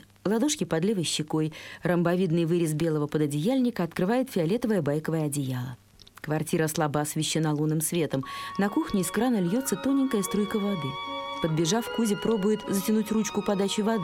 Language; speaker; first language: Russian; native; Russian